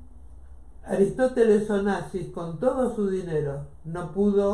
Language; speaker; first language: Spanish; native; Spanish